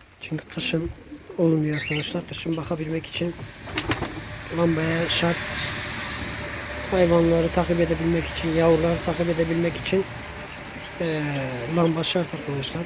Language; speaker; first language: Turkish; native; Turkish